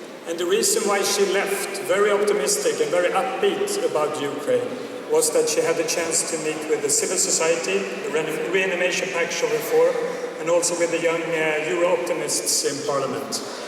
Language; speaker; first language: English; non-native, fluent; Swedish